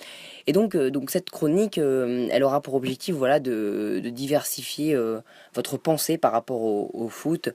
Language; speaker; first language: French; native; French